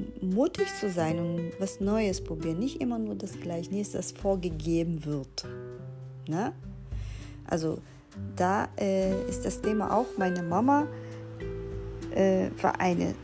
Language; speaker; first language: German; non-native, fluent; Portuguese